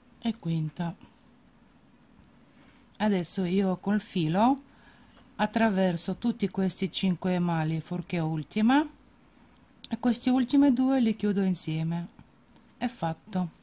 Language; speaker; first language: Italian; non-native, fluent; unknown